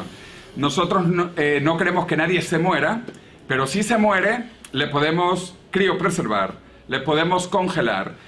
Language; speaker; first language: Spanish; native; Spanish